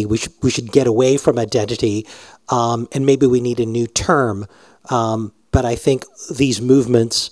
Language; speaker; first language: English; native; English